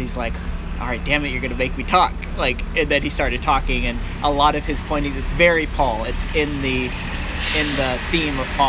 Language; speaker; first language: English; native; English